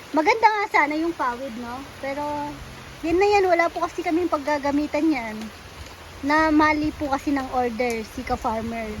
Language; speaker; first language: Filipino; native; Filipino